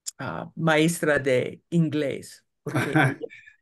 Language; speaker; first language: Spanish; non-native, learner; English